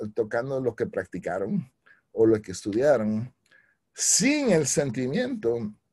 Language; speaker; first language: Spanish; early bilingual, heritage; Spanish